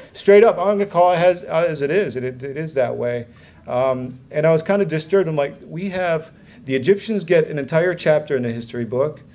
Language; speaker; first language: English; early bilingual, other home language; Assyrian Neo-Aramaic